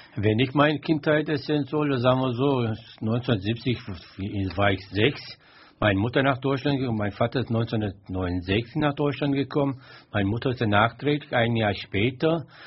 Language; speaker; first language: German; non-native, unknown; Turkish